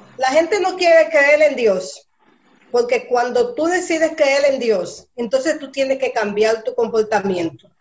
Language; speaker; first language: Spanish; early bilingual, heritage; Spanish